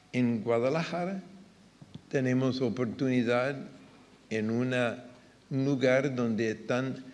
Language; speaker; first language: Spanish; non-native, fluent; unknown